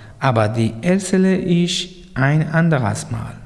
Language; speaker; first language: German; non-native, learner; Persian